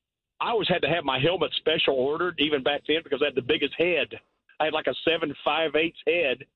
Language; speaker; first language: English; native; English